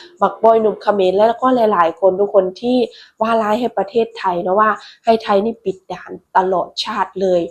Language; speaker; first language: Thai; non-native, local second language; Lao